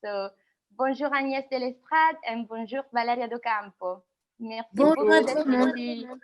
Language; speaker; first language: French; non-native, fluent; Italian